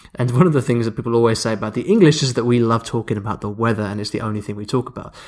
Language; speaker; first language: English; native; English